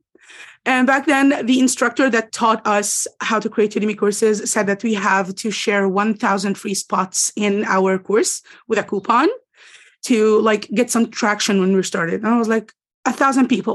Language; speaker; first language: English; non-native, fluent; Arabic